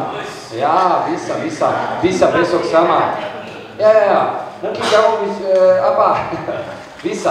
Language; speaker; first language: Indonesian; non-native, learner; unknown